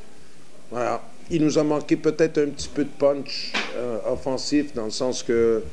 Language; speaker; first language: French; native; French